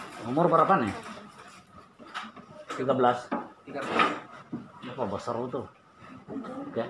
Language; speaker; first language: Malay; native; Malay